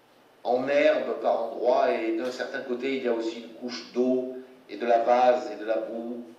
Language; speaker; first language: French; native; French